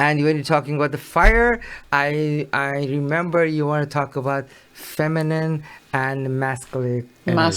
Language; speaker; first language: English; non-native, learner; Persian